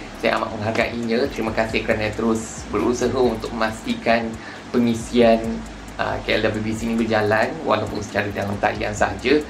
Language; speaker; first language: Malay; native; Malay